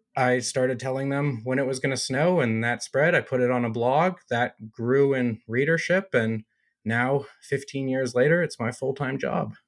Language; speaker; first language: English; native; English